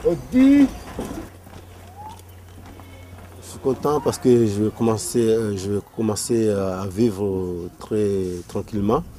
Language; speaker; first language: French; non-native, learner; Comorian